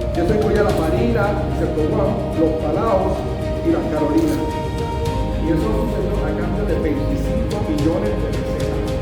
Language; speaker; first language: Spanish; early bilingual, heritage; Spanish